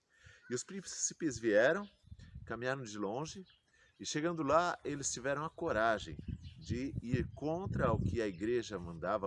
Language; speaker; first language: Portuguese; native; Portuguese